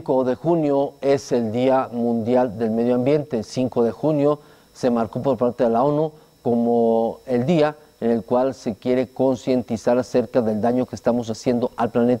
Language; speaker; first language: Spanish; native; Spanish